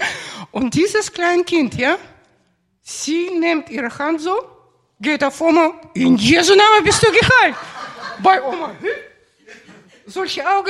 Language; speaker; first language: German; non-native, fluent; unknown